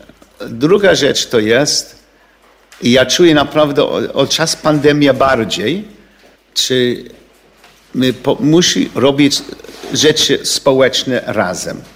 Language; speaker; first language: Polish; non-native, learner; English